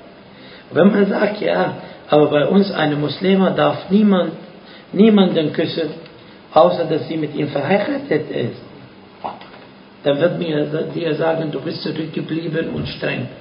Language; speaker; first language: German; non-native, fluent; Arabic